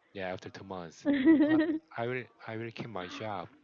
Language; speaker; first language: English; non-native, learner; Korean